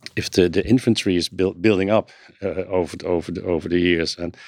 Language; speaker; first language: English; non-native, fluent; Dutch